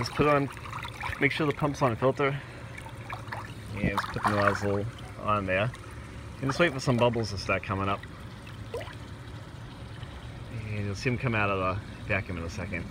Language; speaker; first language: English; native; English